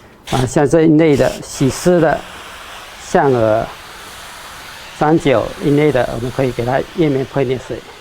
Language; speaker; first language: Chinese; native; Chinese